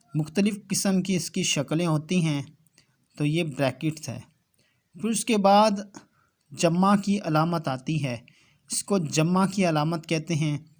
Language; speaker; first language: Urdu; native; Urdu